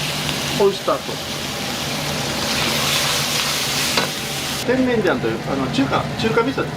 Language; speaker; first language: Japanese; native; Japanese